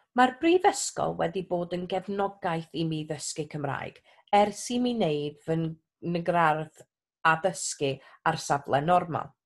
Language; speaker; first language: Welsh; non-native, local second language; English